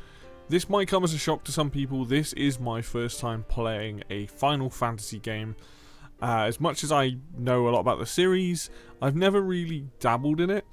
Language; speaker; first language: English; native; English